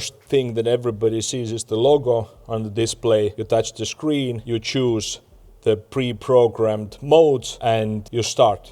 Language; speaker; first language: English; non-native, fluent; Estonian